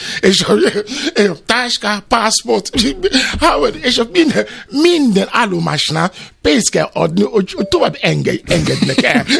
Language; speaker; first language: Hungarian; non-native, fluent; Yoruba